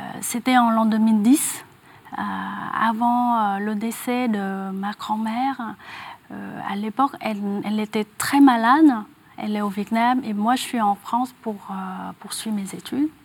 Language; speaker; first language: French; non-native, fluent; Vietnamese